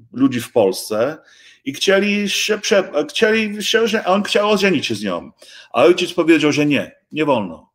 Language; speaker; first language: Polish; early bilingual, heritage; English